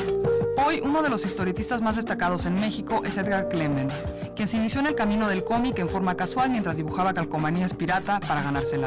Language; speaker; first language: Spanish; native; Spanish